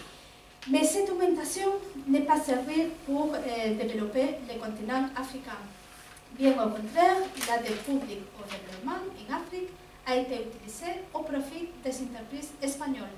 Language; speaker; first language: French; non-native, fluent; Spanish